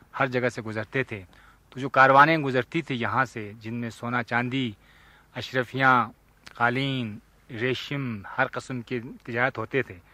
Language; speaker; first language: Urdu; non-native, local second language; Ladakhi